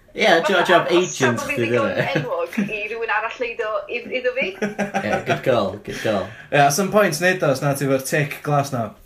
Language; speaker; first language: Welsh; native; Welsh